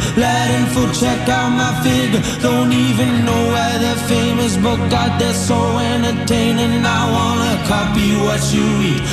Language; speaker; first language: English; native; English